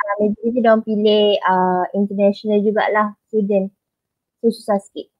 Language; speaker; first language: Malay; native; Malay